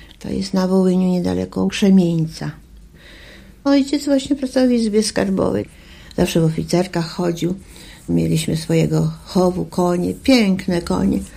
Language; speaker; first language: Polish; native; Polish